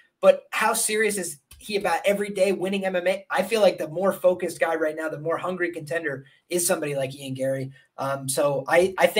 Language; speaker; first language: English; native; English